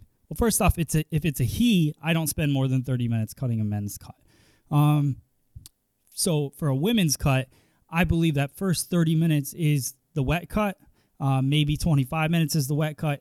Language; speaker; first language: English; native; English